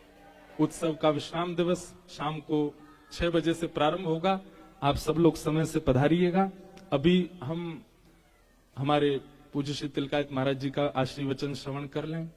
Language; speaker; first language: Hindi; native; Hindi